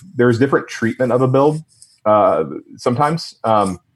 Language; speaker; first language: English; native; English